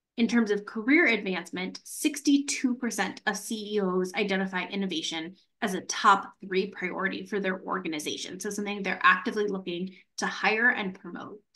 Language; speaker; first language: English; native; English